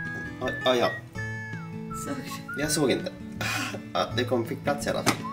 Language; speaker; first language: Swedish; non-native, fluent; Japanese